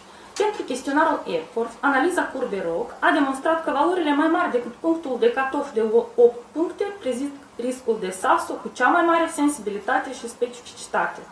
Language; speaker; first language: Romanian; native; Romanian